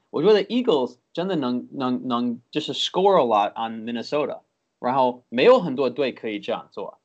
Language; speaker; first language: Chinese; early bilingual, heritage; Chinese